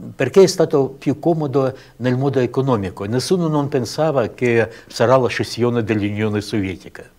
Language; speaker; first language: Italian; non-native, learner; Russian